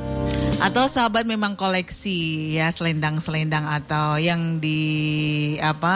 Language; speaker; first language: Indonesian; native; Indonesian